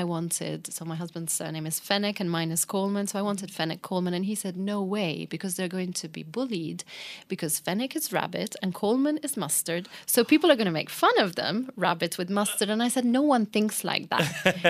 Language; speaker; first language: English; early bilingual, other home language; Italian